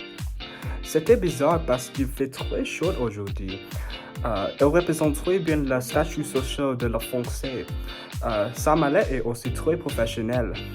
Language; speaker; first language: French; non-native, learner; English